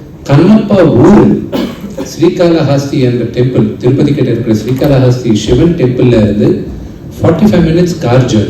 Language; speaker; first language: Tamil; non-native, local second language; Telugu